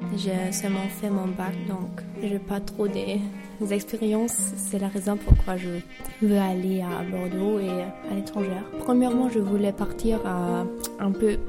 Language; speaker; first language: French; non-native, learner; German